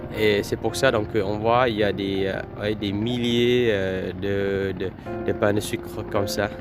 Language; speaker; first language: French; non-native, fluent; Vietnamese